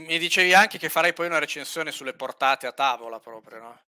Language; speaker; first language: Italian; native; Italian